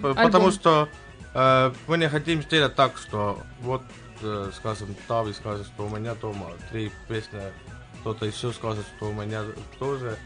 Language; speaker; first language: Russian; non-native, learner; Estonian